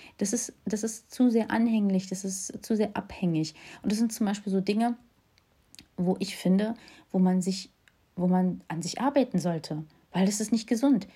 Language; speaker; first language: German; early bilingual, other home language; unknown